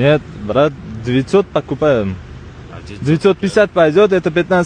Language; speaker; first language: Russian; non-native, fluent; Uzbek